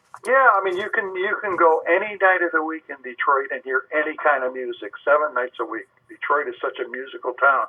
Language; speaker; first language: English; native; English